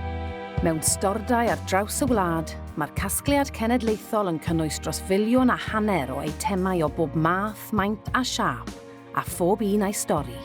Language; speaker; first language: Welsh; native; Welsh